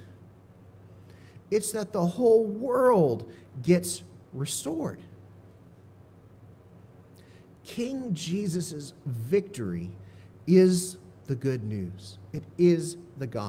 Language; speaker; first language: English; native; English